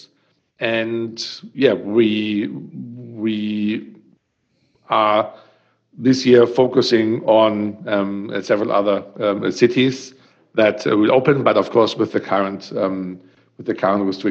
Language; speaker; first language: English; non-native, fluent; German